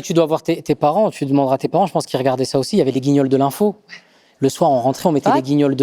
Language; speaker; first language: French; native; French